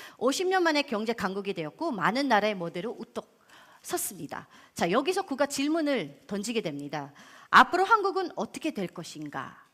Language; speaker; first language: Korean; non-native, fluent; Filipino